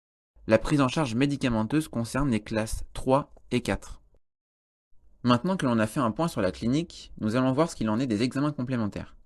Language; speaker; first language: French; native; French